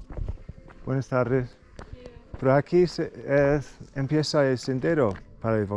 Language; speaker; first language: Spanish; non-native, learner; English